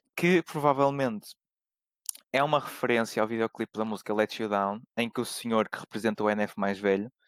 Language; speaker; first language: Portuguese; native; Portuguese